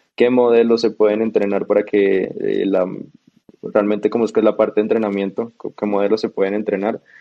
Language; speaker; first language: Spanish; native; Spanish